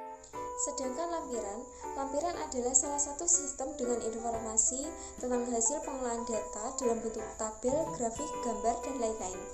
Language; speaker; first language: Indonesian; native; Indonesian